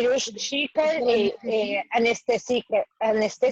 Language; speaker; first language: French; non-native, learner; Spanish